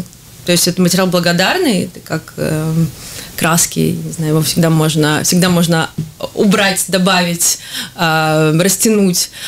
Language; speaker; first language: Russian; native; Russian